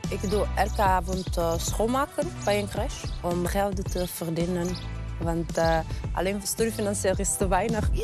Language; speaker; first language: Dutch; non-native, learner; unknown